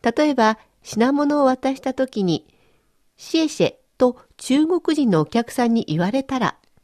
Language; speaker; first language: Japanese; native; Japanese